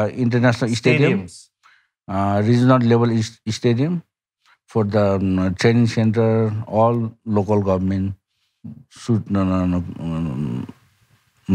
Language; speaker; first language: English; non-native, local second language; Nepali